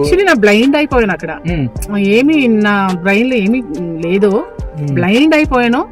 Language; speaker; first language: Telugu; non-native, learner; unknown